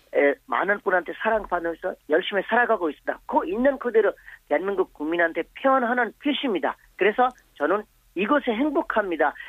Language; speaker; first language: Korean; non-native, fluent; Bangla